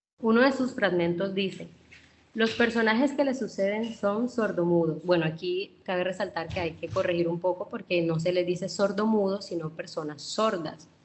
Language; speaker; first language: Spanish; non-native, local second language; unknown